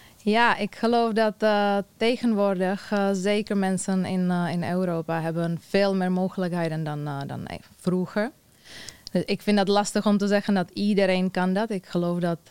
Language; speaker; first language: Dutch; non-native, learner; Czech